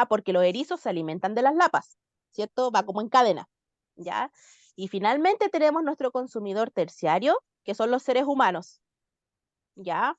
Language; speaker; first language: Spanish; native; Spanish